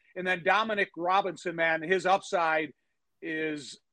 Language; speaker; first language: English; native; English